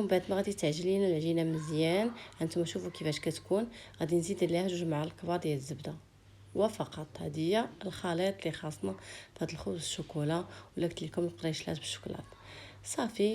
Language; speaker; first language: Arabic; native; Arabic